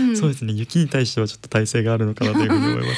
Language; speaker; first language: Japanese; native; Japanese